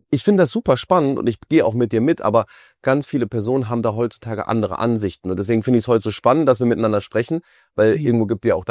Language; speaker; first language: German; native; German